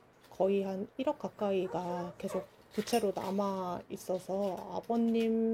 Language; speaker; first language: Korean; native; Korean